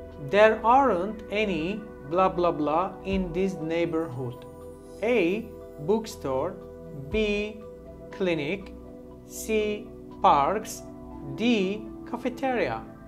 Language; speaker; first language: English; non-native, fluent; Turkish